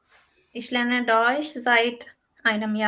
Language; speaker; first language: German; non-native, learner; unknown